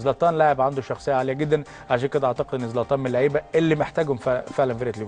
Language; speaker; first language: Arabic; native; Arabic